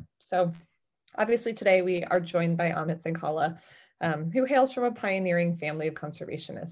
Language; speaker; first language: English; native; English